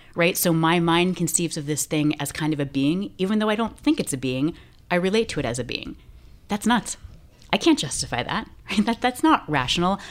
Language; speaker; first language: English; native; English